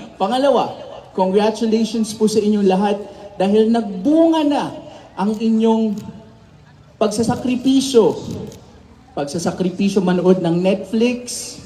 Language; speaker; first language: Filipino; native; Filipino